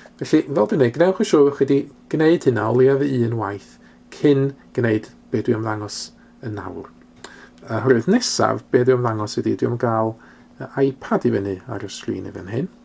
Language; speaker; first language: Welsh; non-native, local second language; English